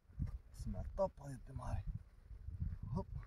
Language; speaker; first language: Arabic; native; Arabic